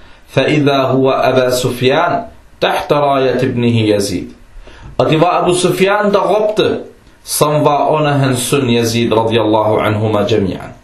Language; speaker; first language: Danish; early bilingual, other home language; Arabic